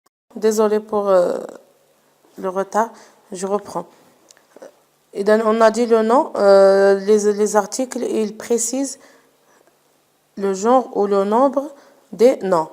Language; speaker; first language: French; non-native, local second language; Arabic